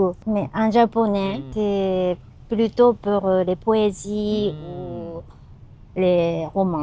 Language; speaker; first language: French; non-native, learner; Japanese